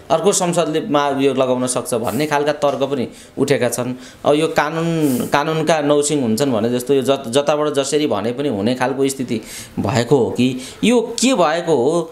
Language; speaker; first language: Nepali; native; Nepali